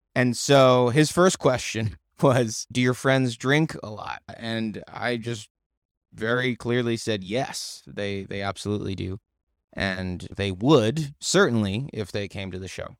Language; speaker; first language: English; native; English